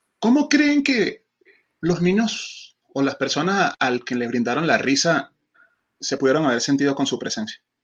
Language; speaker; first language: Spanish; native; Spanish